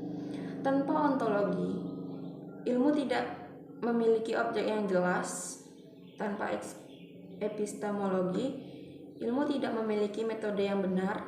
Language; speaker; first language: Indonesian; native; Indonesian